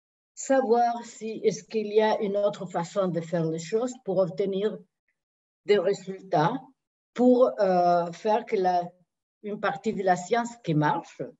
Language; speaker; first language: French; non-native, fluent; Spanish